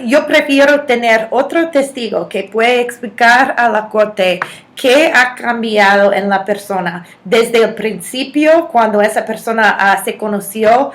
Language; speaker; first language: Spanish; non-native, fluent; English